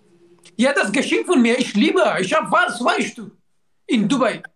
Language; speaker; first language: German; non-native, learner; Turkish